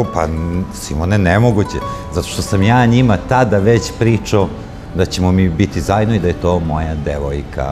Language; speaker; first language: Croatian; early bilingual, heritage; Croatian